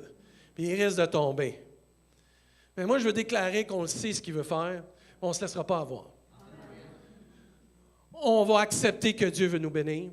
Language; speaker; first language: French; native; French